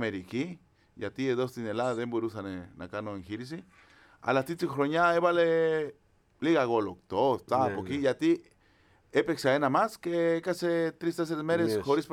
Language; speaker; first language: Greek; non-native, fluent; Spanish